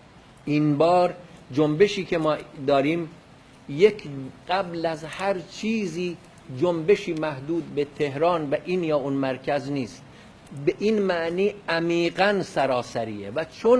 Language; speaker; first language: Persian; non-native, local second language; Kurdish